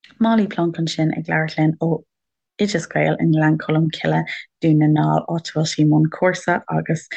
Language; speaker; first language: Irish; native; Irish